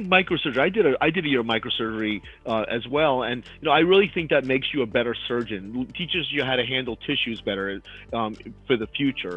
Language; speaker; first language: English; native; English